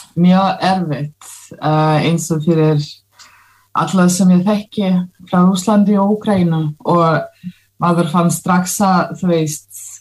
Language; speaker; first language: Icelandic; non-native, fluent; Russian